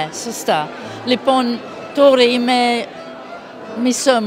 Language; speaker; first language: Greek; non-native, learner; English